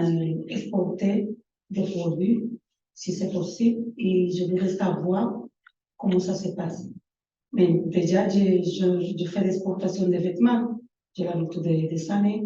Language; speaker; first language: French; non-native, learner; Spanish